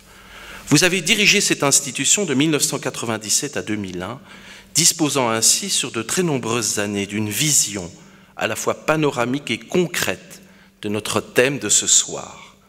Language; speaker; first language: French; native; French